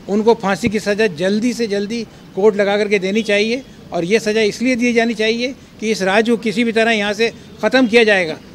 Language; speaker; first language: Hindi; native; Hindi